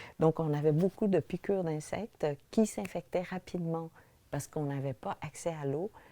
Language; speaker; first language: French; early bilingual, other home language; Vietnamese